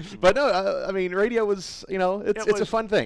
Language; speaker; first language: English; native; English